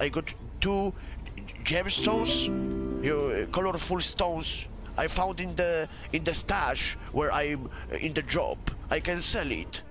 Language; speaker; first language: English; non-native, learner; Polish